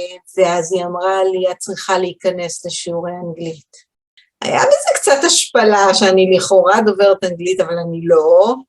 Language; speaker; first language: Hebrew; early bilingual, other home language; English